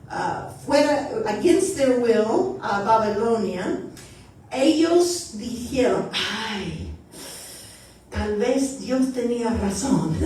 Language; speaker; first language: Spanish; early bilingual, heritage; Spanish